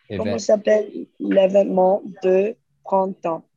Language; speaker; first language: French; non-native, learner; Spanish